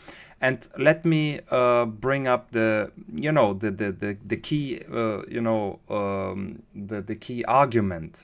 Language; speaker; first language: English; non-native, fluent; German